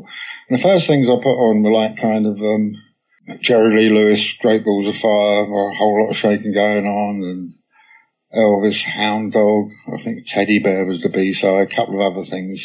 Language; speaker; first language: English; native; English